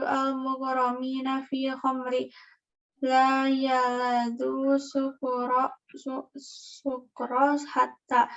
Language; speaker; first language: Arabic; non-native, learner; Indonesian